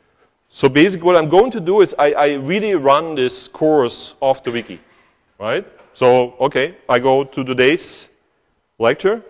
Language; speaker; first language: English; non-native, fluent; German